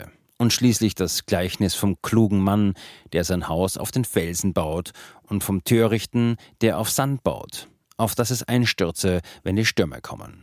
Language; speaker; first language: German; native; German